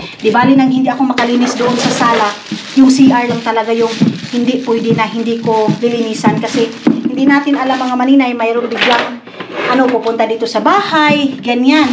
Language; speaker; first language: Filipino; non-native, local second language; Cebuano